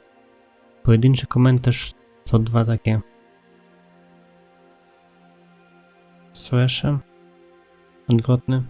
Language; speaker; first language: Polish; non-native, fluent; Russian